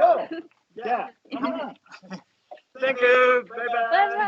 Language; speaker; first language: English; non-native, learner; Japanese